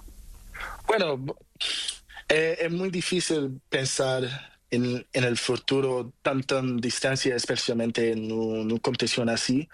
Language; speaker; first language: Spanish; non-native, learner; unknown